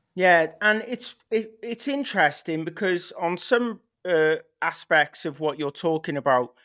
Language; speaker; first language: English; native; English